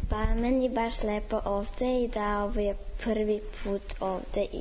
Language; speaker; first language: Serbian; early bilingual, heritage; Serbian